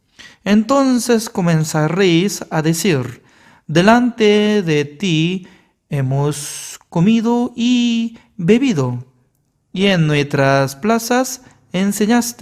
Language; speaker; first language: Spanish; non-native, fluent; Korean